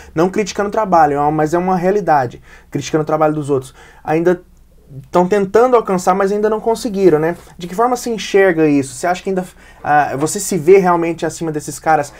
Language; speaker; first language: Portuguese; native; Portuguese